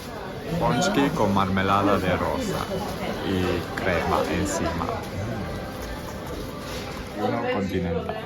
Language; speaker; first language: Spanish; non-native, fluent; German